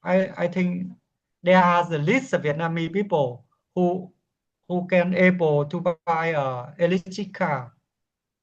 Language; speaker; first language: English; non-native, learner; Vietnamese